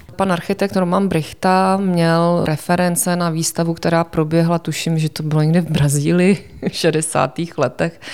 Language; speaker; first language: Czech; native; Czech